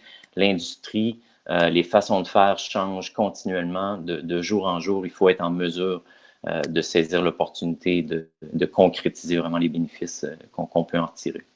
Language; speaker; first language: French; native; French